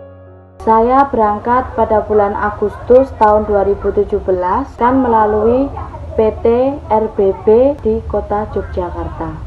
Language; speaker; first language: Indonesian; non-native, local second language; Javanese